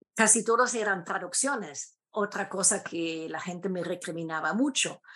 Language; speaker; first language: Spanish; non-native, fluent; German